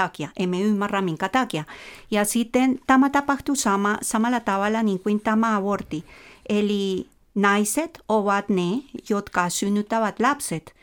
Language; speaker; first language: Finnish; non-native, fluent; Spanish